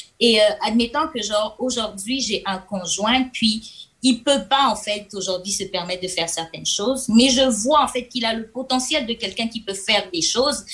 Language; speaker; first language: French; non-native, local second language; Lingala